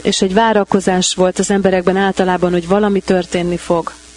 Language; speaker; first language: Hungarian; native; Hungarian